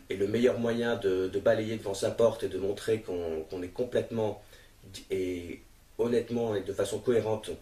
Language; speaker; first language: French; native; French